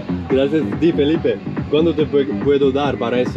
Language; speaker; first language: Spanish; non-native, learner; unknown